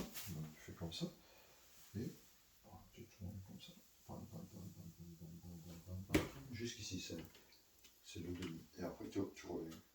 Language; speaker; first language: French; native; French